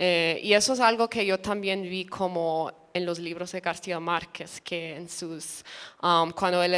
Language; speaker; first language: Spanish; early bilingual, other home language; English